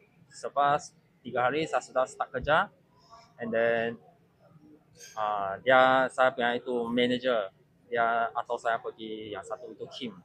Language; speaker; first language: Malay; non-native, local second language; Chinese